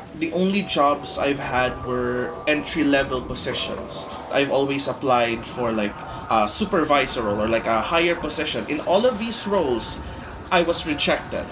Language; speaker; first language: English; non-native, local second language; Bikol